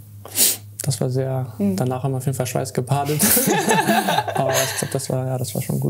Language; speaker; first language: German; native; German